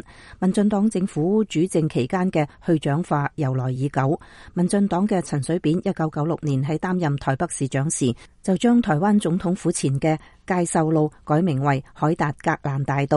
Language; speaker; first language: Chinese; native; Chinese